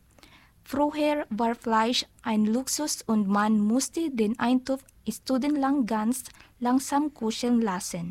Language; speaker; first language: German; non-native, learner; Filipino